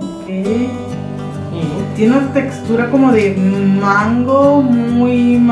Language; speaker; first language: Spanish; non-native, local second language; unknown